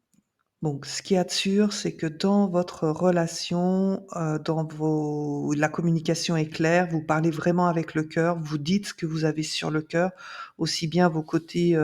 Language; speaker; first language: French; native; French